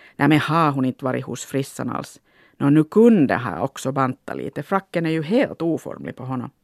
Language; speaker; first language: Swedish; non-native, local second language; Finnish